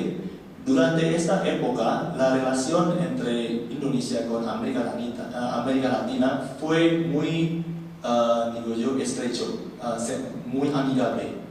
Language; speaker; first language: Spanish; non-native, learner; Indonesian